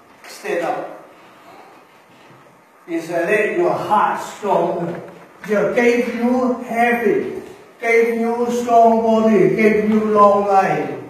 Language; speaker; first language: English; non-native, learner; Chinese